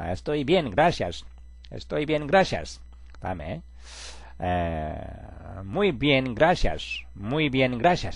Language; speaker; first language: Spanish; non-native, fluent; Korean